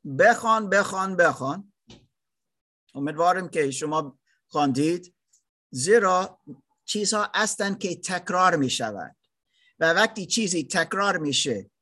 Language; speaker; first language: Persian; non-native, learner; German